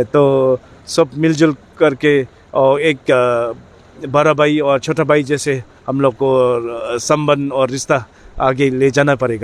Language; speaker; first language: Hindi; non-native, fluent; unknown